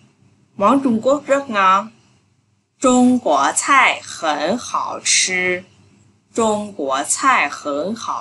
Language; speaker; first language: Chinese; non-native, fluent; Vietnamese